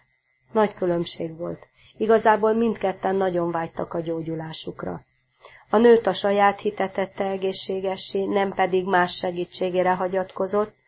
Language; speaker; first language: Hungarian; native; Hungarian